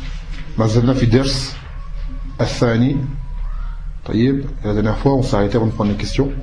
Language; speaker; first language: Arabic; non-native, fluent; French